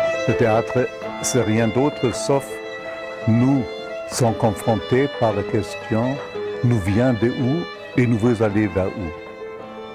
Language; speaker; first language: French; non-native, fluent; German